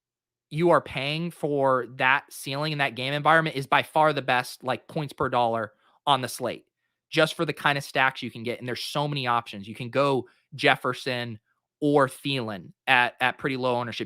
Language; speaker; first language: English; native; English